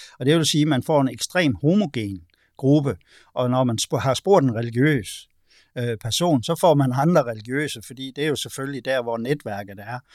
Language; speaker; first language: Danish; native; Danish